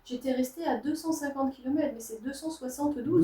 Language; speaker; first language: French; native; French